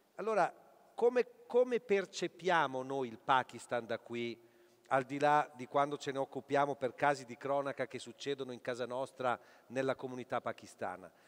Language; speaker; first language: Italian; native; Italian